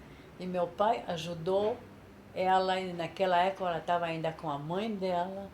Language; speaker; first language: Portuguese; non-native, fluent; Polish